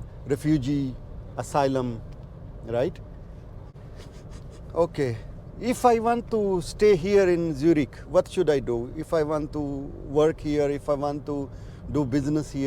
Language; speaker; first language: English; non-native, learner; Hindi